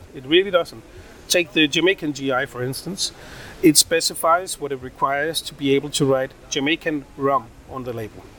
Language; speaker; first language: English; non-native, fluent; Danish